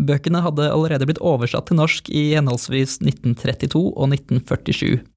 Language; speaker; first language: Norwegian; native; Norwegian